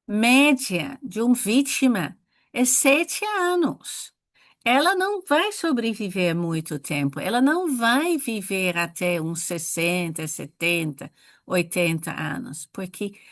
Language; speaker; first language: Portuguese; non-native, fluent; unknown